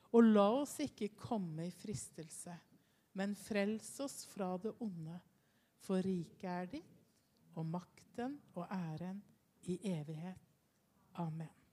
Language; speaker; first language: Norwegian; native; Norwegian